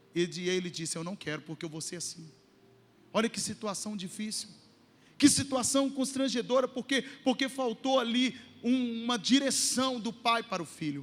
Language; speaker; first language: Portuguese; native; Portuguese